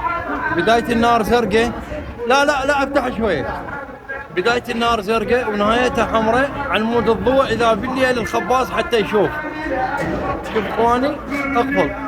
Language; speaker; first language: Arabic; native; Arabic